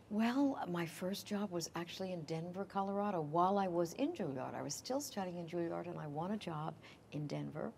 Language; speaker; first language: English; native; English